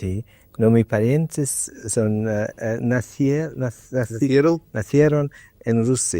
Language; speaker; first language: Spanish; non-native, learner; English